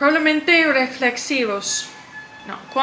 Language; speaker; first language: Spanish; non-native, learner; English